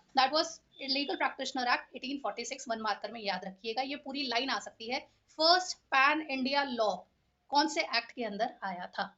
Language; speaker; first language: Hindi; native; Hindi